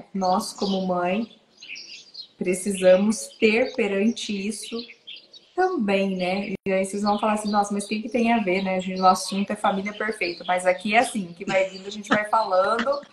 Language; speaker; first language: Portuguese; native; Portuguese